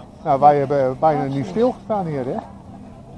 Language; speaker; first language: Dutch; native; Dutch